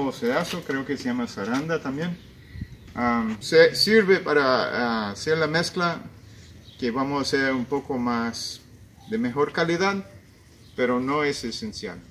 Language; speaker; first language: Spanish; non-native, fluent; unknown